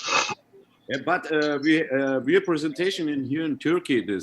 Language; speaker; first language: English; non-native, learner; Turkish